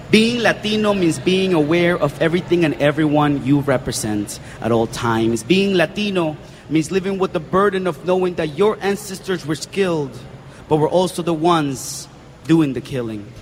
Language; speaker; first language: English; early bilingual, other home language; Spanish